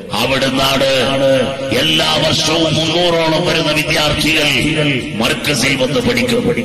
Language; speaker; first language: Malayalam; native; Malayalam